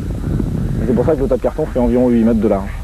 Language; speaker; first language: French; native; French